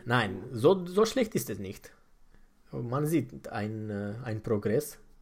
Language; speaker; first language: German; non-native, fluent; Romanian